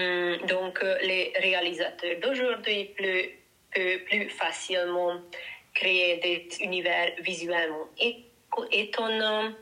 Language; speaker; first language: French; non-native, learner; Hungarian